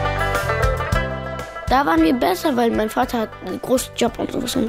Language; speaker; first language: German; early bilingual, other home language; Pashto